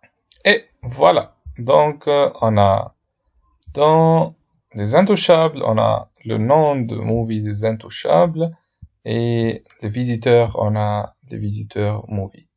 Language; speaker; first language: French; non-native, fluent; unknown